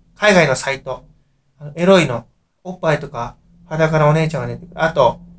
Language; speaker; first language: Japanese; native; Japanese